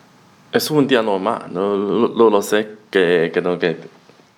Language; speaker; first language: Spanish; non-native, learner; Chinese